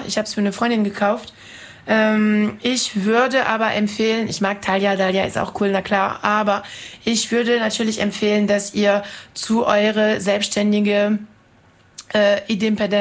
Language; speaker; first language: German; non-native, fluent; French